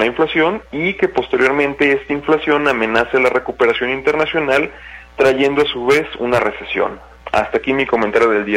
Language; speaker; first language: Spanish; native; Spanish